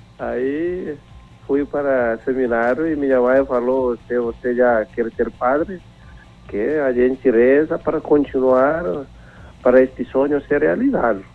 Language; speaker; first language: Portuguese; non-native, fluent; Indonesian